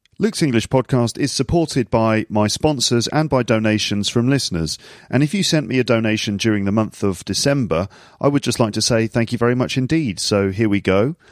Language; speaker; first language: English; native; English